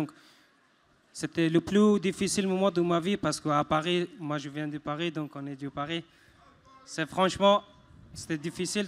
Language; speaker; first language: French; non-native, fluent; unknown